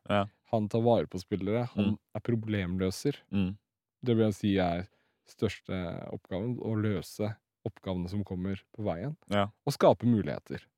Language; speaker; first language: Norwegian; early bilingual, other home language; Riffian